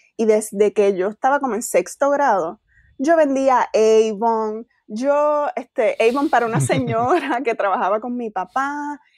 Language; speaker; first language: Spanish; native; Spanish